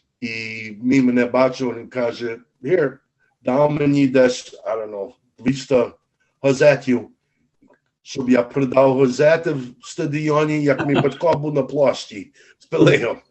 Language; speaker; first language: Ukrainian; early bilingual, heritage; Ukrainian